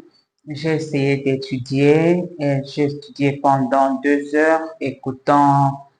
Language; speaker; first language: French; non-native, learner; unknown